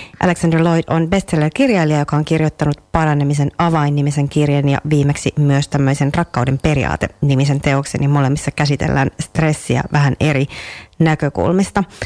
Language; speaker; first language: Finnish; native; Finnish